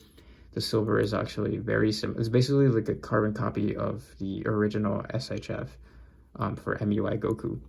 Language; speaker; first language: English; native; English